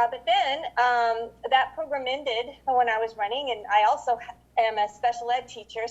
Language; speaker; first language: English; native; English